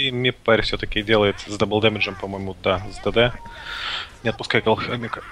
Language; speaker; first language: Russian; native; Russian